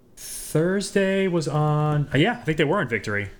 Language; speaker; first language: English; native; English